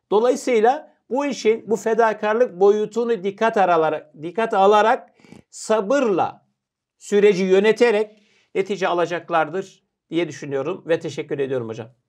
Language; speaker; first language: Turkish; native; Turkish